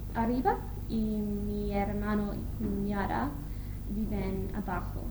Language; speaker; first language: Spanish; non-native, learner; English